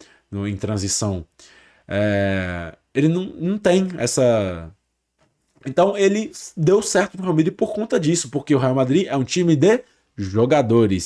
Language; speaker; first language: Portuguese; native; Portuguese